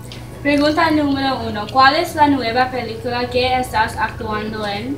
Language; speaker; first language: Spanish; non-native, learner; English